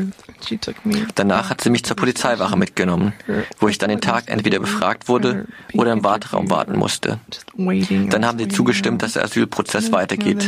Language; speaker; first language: German; non-native, fluent; English